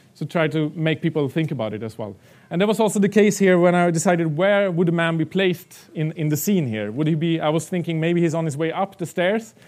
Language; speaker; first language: English; non-native, fluent; Swedish